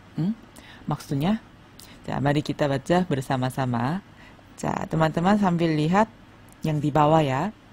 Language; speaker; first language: Indonesian; non-native, fluent; Korean